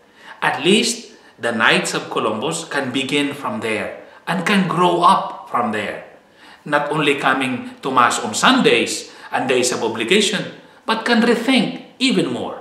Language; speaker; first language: English; non-native, fluent; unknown